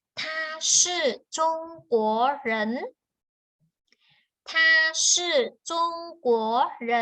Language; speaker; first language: Chinese; non-native, fluent; Thai